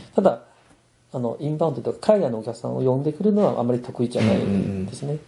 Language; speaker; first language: Japanese; non-native, fluent; Chinese